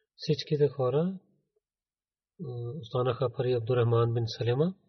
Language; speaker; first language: Bulgarian; non-native, learner; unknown